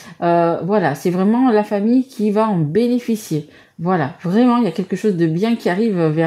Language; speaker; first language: French; native; French